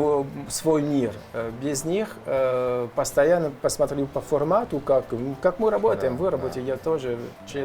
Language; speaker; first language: Russian; non-native, learner; French